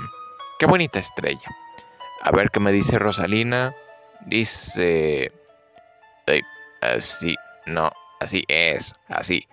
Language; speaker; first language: Spanish; native; Spanish